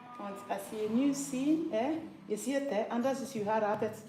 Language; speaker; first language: Dutch; non-native, fluent; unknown